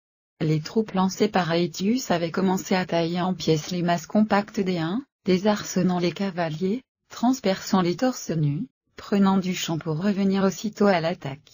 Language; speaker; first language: French; native; French